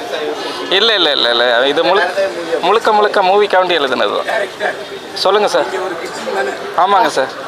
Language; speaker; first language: Tamil; native; Tamil